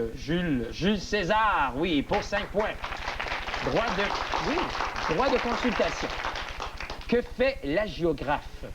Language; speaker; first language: French; native; French